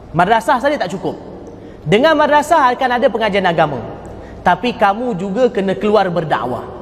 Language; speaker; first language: Malay; native; Malay